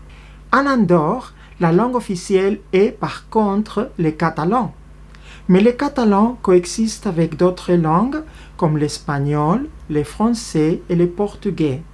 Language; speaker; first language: French; non-native, fluent; Spanish